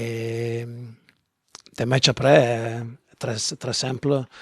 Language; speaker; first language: French; non-native, learner; Italian